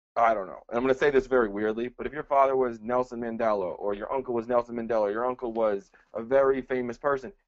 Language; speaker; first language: English; early bilingual, other home language; Spanish